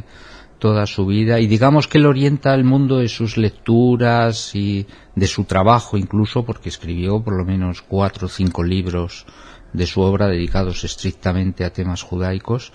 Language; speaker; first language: Spanish; native; Spanish